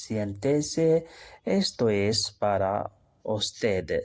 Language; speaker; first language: Spanish; non-native, fluent; Urdu